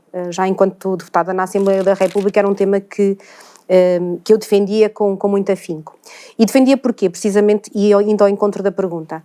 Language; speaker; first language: Portuguese; native; Portuguese